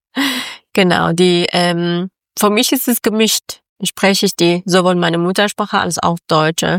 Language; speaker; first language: German; non-native, learner; Persian